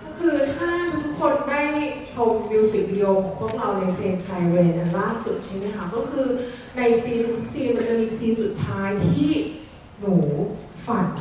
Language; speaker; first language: Thai; native; Thai